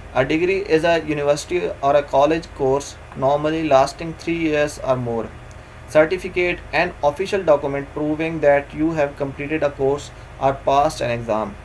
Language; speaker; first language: English; non-native, local second language; Urdu